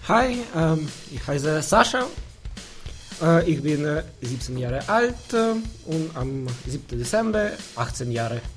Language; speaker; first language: German; non-native, learner; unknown